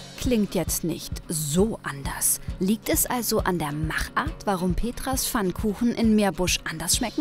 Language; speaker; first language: German; native; German